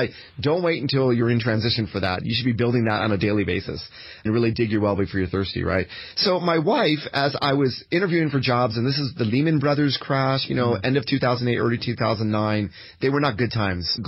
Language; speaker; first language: English; native; English